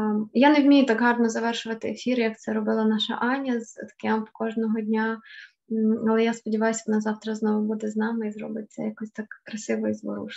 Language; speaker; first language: Ukrainian; native; Ukrainian